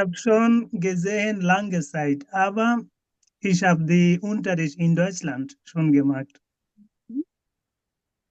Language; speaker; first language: German; non-native, learner; Bangla